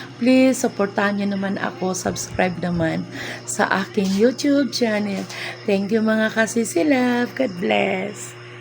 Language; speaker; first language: Filipino; non-native, local second language; Cebuano